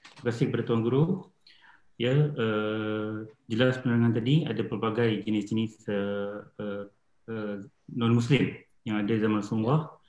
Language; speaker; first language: Malay; native; Malay